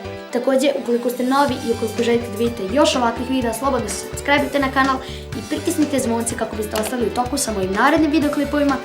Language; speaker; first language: Bosnian; native; Bosnian